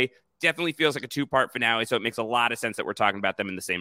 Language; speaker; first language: English; native; English